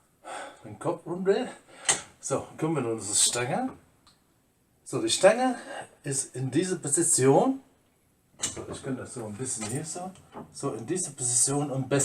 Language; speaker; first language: German; non-native, fluent; English